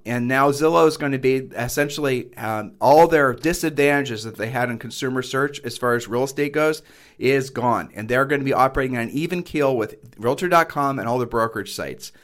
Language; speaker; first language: English; native; English